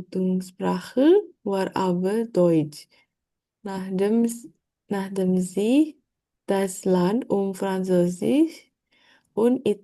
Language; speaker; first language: German; non-native, learner; Indonesian